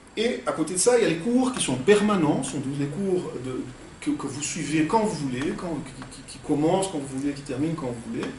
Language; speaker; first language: French; non-native, fluent; Portuguese